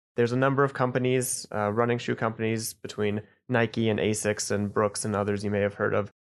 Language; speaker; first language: English; native; English